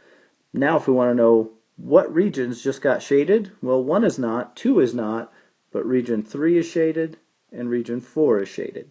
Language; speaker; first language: English; native; English